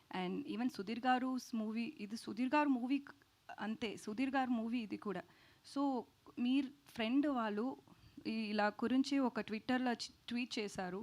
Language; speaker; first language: Telugu; non-native, learner; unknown